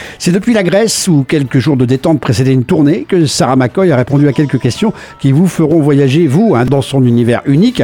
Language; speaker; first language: French; native; French